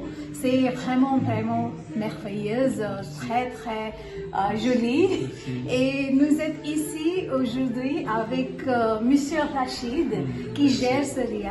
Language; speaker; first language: French; non-native, learner; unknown